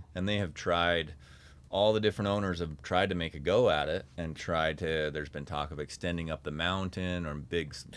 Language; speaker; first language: English; native; English